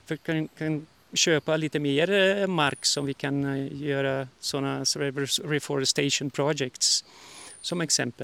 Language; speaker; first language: Swedish; early bilingual, heritage; Portuguese